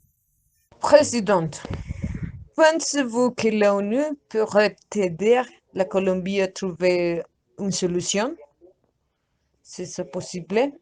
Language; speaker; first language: French; non-native, learner; Spanish